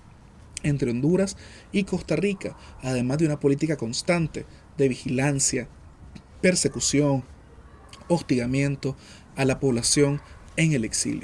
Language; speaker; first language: Spanish; native; Spanish